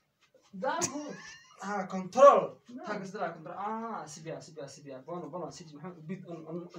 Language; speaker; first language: Russian; non-native, learner; Turkish